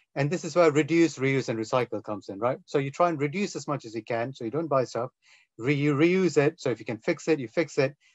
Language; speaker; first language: English; non-native, local second language; Tamil